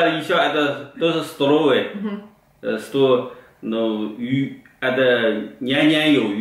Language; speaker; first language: Russian; non-native, learner; Chinese